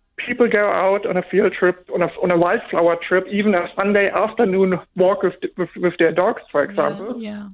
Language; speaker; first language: English; non-native, fluent; German